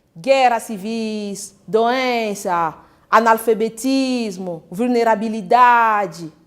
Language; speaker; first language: Portuguese; non-native, fluent; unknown